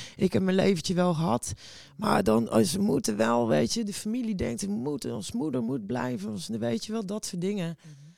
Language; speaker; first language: Dutch; native; Dutch